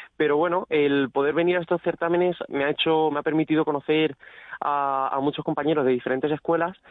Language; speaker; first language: Spanish; native; Spanish